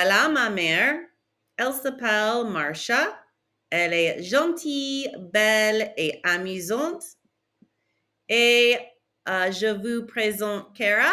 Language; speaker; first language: French; non-native, fluent; English